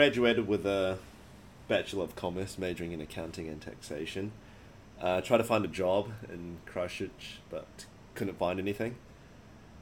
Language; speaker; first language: English; native; English